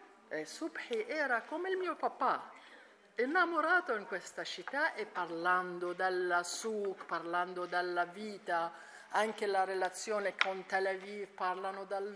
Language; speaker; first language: Italian; non-native, learner; Arabic